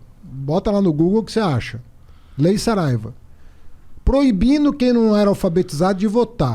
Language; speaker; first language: Portuguese; native; Portuguese